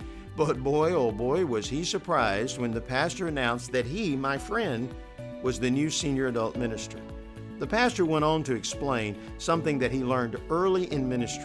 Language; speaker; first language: English; native; English